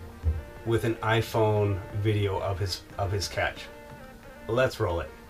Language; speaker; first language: English; native; English